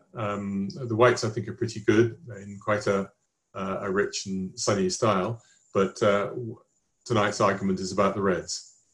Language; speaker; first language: English; native; English